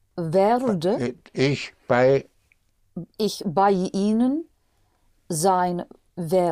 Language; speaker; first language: German; non-native, learner; English